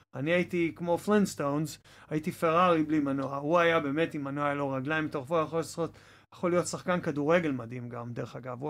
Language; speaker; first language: Hebrew; non-native, fluent; English